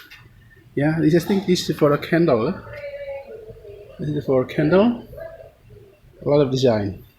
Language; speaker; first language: English; non-native, learner; Indonesian